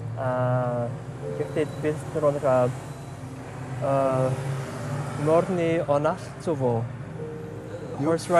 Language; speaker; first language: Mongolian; non-native, learner; English